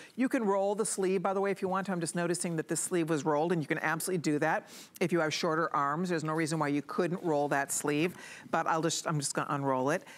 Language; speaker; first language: English; native; English